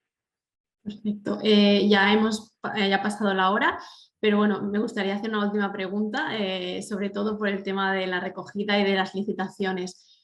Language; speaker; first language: Spanish; non-native, local second language; Catalan